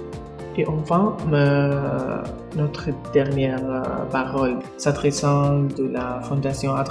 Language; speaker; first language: French; non-native, learner; Arabic